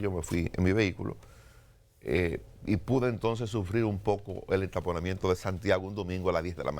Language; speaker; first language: Spanish; native; Spanish